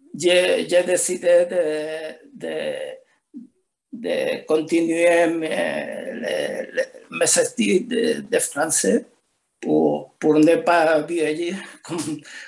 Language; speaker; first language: French; non-native, learner; Spanish